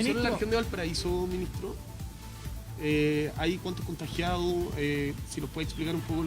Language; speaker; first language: Spanish; native; Spanish